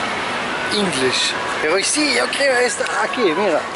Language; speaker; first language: Spanish; non-native, learner; German